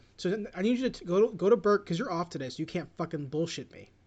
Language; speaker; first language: English; early bilingual, other home language; Filipino